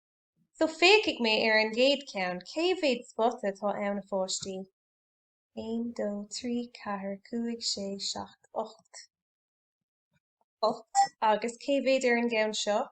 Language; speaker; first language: Irish; non-native, local second language; English